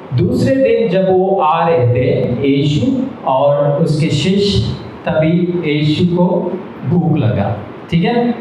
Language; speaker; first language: Hindi; non-native, local second language; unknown